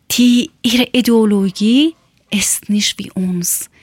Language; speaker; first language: German; non-native, learner; Persian